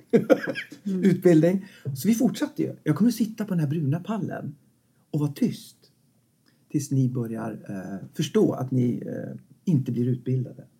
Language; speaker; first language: Swedish; native; Swedish